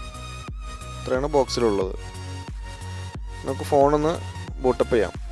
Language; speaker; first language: Malayalam; native; Malayalam